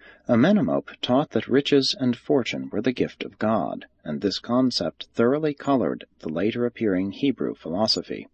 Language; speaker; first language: English; native; English